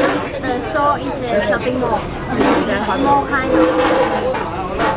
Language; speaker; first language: English; non-native, local second language; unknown